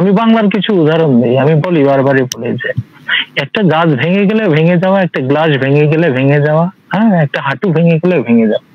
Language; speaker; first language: Bangla; non-native, local second language; Santali